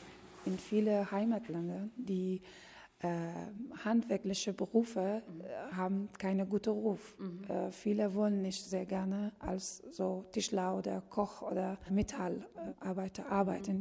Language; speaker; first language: German; non-native, fluent; Pashto